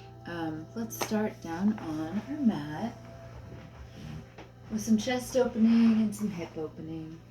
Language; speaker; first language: English; native; English